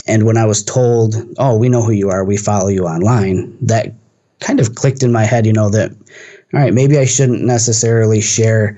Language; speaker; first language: English; native; English